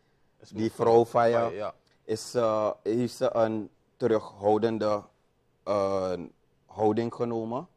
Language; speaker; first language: Dutch; native; Dutch